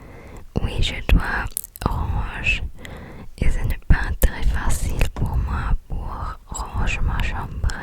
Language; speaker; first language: French; non-native, learner; English